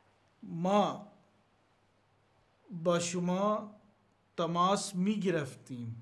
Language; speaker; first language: Persian; non-native, learner; Urdu